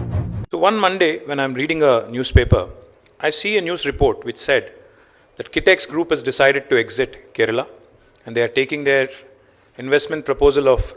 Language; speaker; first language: English; non-native, local second language; Telugu